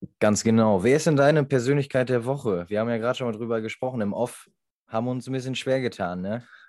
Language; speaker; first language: German; native; German